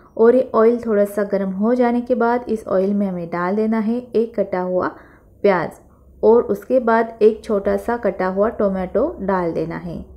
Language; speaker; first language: Hindi; non-native, local second language; Marathi